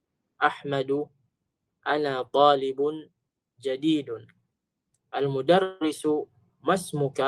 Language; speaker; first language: Arabic; non-native, fluent; Filipino